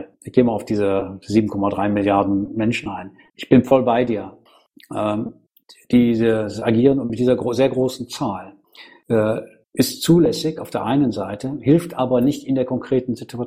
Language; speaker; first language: German; native; German